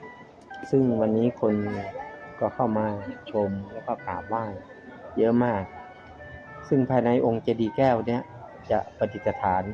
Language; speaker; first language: Thai; native; Thai